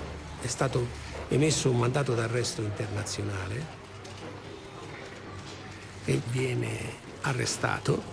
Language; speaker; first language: Italian; native; Italian